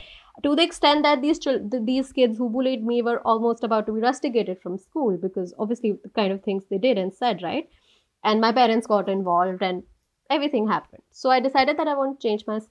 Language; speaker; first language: English; non-native, local second language; Hindi